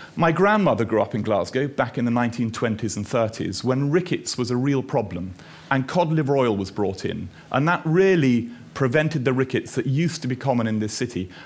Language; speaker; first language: English; native; English